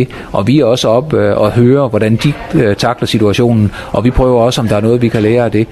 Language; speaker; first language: Danish; native; Danish